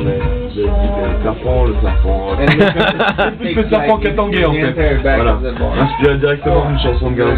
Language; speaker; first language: French; native; French